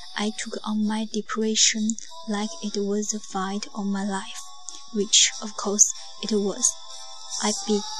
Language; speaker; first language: English; non-native, learner; Chinese